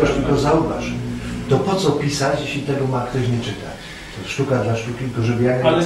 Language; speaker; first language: Polish; native; Polish